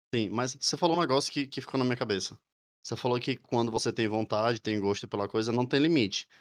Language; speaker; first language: Portuguese; native; Portuguese